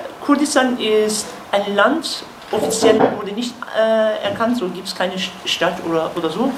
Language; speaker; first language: German; non-native, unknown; Kurdish